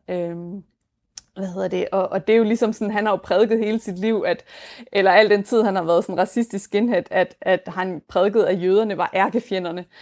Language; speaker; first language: Danish; native; Danish